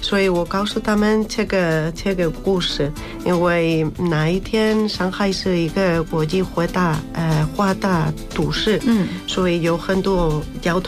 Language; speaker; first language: Chinese; non-native, fluent; Spanish